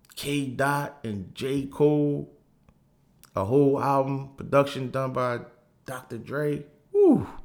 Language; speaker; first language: English; native; English